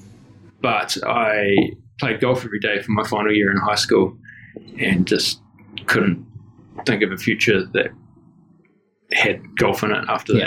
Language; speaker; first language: English; native; English